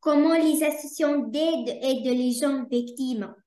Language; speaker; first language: French; non-native, learner; Arabic